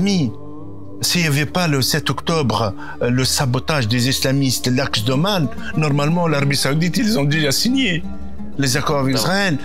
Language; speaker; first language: French; non-native, local second language; Arabic